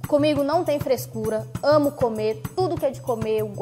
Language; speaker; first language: Portuguese; native; Portuguese